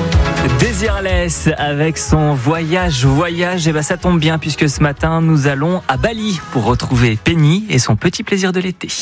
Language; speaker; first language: French; native; French